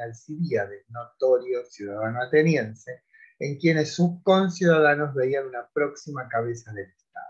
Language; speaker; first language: Spanish; native; Spanish